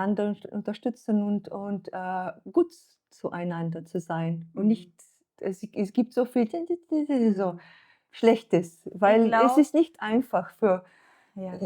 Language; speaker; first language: German; non-native, fluent; Slovenian